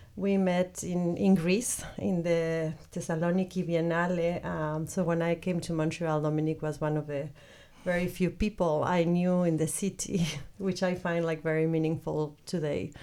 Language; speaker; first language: English; non-native, fluent; Spanish